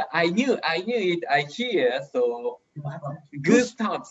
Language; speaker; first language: English; non-native, learner; Japanese